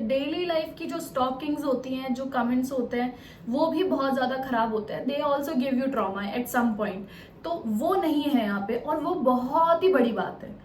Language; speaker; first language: Hindi; native; Hindi